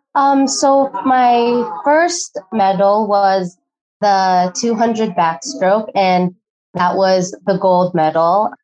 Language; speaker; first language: English; early bilingual, other home language; Filipino